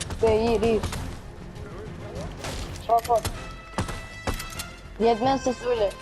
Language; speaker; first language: Dutch; early bilingual, other home language; Turkish